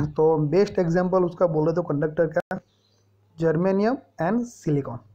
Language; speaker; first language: Hindi; non-native, local second language; Gujarati